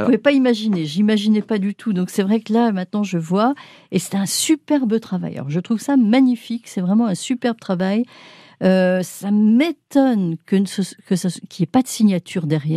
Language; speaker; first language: French; native; French